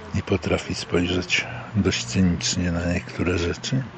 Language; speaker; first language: Polish; native; Polish